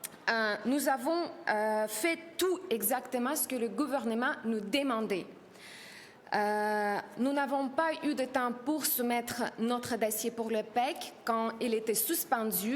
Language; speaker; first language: French; non-native, learner; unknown